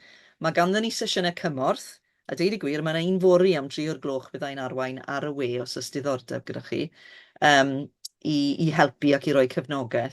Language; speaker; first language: Welsh; native; Welsh